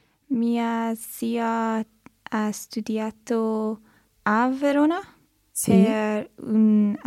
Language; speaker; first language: Italian; non-native, learner; English